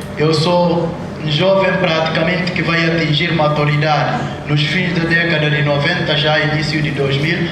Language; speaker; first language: Portuguese; non-native, local second language; Upper Guinea Crioulo